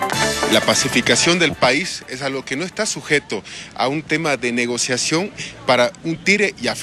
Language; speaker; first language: Spanish; native; Spanish